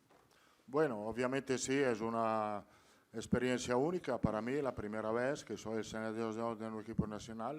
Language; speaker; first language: Spanish; non-native, fluent; Italian